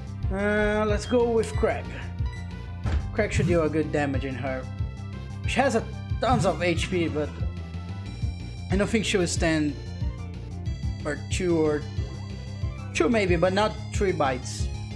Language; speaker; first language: English; non-native, fluent; Portuguese